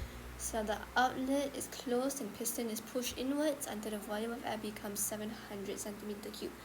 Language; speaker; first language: English; non-native, local second language; Malay